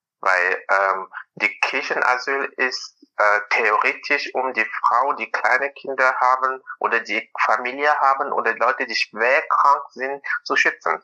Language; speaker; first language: German; non-native, fluent; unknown